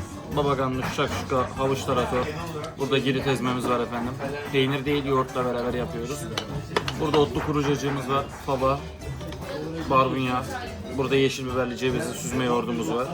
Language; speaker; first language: Turkish; native; Turkish